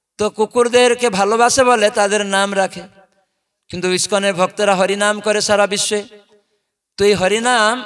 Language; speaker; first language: Bangla; non-native, fluent; Odia